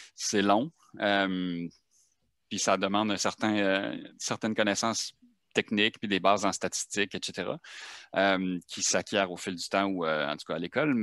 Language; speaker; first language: French; native; French